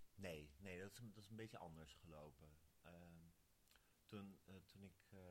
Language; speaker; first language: Dutch; native; Dutch